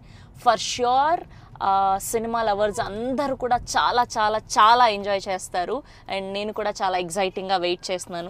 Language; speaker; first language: Telugu; native; Telugu